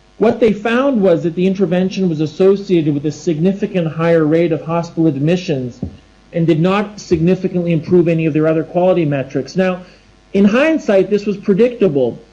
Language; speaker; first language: English; native; English